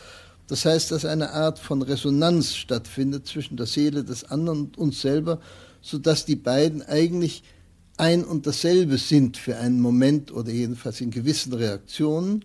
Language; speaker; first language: German; native; German